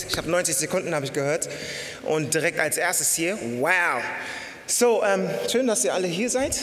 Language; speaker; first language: German; early bilingual, other home language; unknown